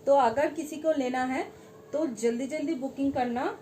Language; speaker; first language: Hindi; non-native, local second language; Bangla